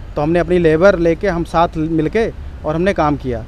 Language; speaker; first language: Hindi; native; Hindi